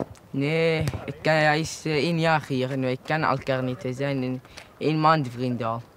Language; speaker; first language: Dutch; early bilingual, other home language; Arabic